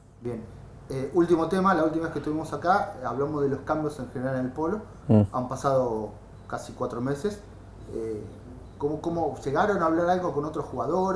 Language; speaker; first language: Spanish; native; Spanish